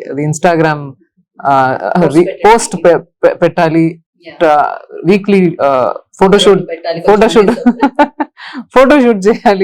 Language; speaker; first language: Telugu; non-native, learner; Tamil